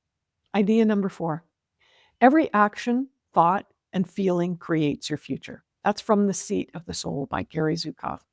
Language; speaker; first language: English; native; English